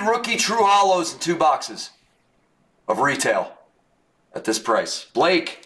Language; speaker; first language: English; native; English